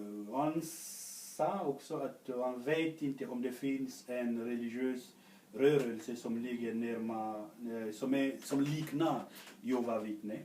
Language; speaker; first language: Swedish; non-native, fluent; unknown